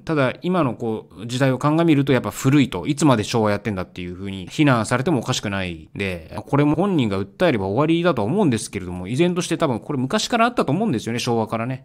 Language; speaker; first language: Japanese; native; Japanese